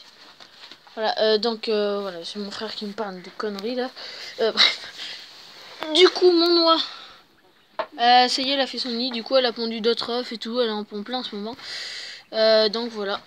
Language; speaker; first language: French; native; French